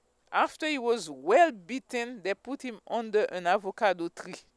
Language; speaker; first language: English; non-native, fluent; Haitian Creole